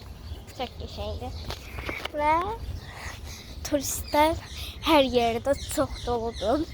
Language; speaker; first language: Turkish; non-native, learner; Azerbaijani